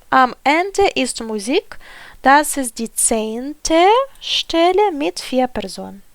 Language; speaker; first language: German; non-native, fluent; Ukrainian